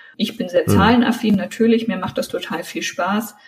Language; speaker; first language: German; native; German